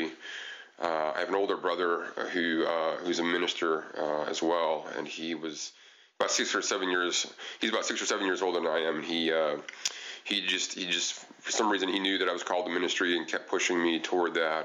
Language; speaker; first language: English; native; English